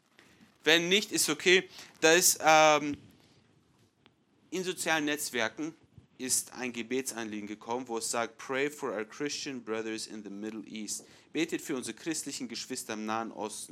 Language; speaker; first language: German; non-native, fluent; English